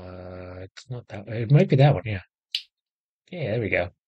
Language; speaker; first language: English; native; English